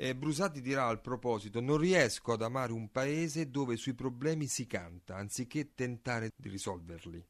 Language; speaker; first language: Italian; native; Italian